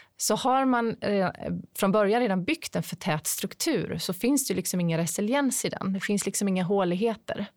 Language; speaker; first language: Swedish; native; Swedish